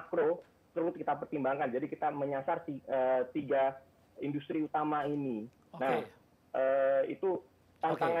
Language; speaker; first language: Indonesian; native; Indonesian